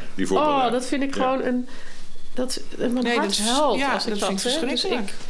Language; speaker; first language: Dutch; native; Dutch